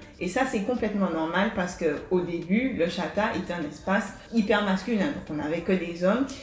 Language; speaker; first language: French; native; French